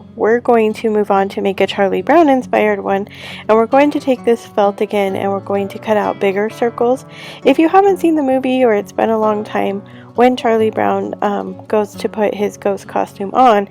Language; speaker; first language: English; native; English